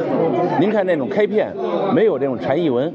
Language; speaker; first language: Chinese; native; Chinese